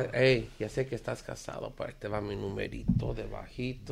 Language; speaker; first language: Spanish; early bilingual, other home language; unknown